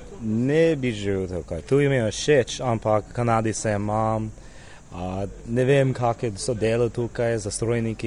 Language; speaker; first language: Slovenian; early bilingual, heritage; Slovenian